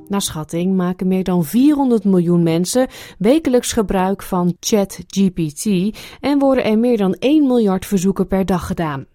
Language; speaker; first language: Dutch; native; Dutch